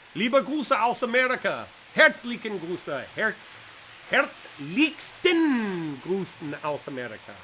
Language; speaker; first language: German; non-native, learner; English